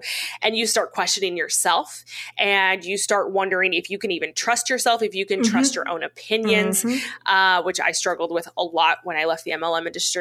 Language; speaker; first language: English; native; English